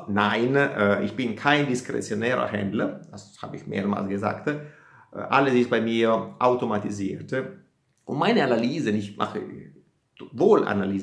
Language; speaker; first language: German; non-native, fluent; Italian